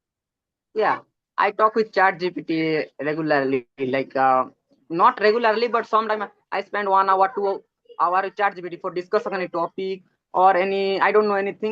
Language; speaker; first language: English; non-native, learner; Odia